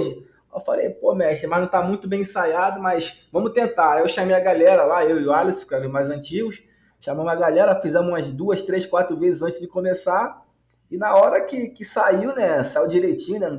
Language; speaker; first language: Portuguese; native; Portuguese